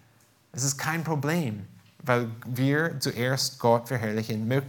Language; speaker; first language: German; non-native, fluent; English